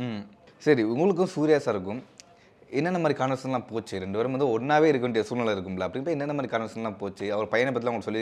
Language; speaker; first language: Tamil; native; Tamil